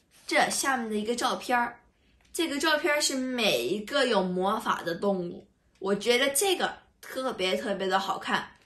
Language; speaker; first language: Chinese; early bilingual, other home language; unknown